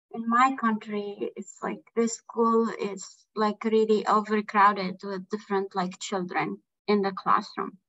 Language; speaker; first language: English; non-native, fluent; Arabic